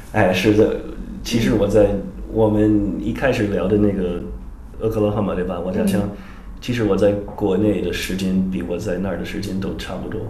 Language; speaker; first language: Chinese; non-native, fluent; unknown